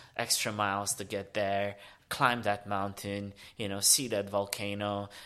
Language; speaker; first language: English; early bilingual, other home language; Romanian